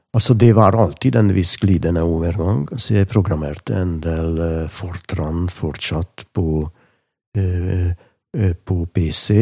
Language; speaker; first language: Norwegian; non-native, fluent; Hungarian